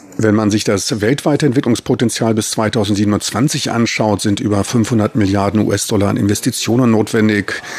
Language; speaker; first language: German; native; German